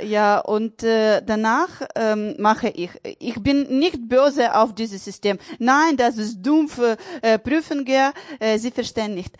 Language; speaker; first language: German; non-native, learner; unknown